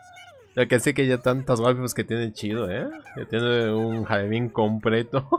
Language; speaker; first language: Spanish; native; Spanish